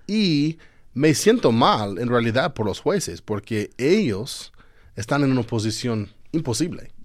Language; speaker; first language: Spanish; non-native, fluent; English